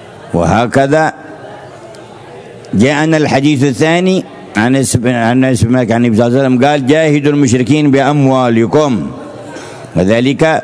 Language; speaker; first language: Arabic; native; Arabic